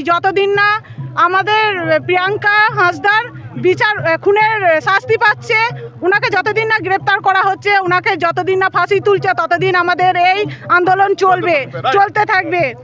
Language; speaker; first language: Bangla; non-native, local second language; Santali